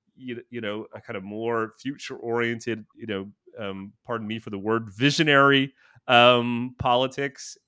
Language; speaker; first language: English; native; English